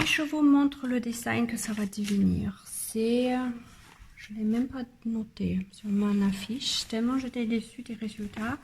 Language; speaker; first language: French; non-native, learner; German